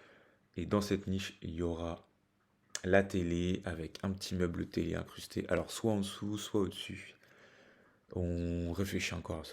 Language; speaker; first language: French; native; French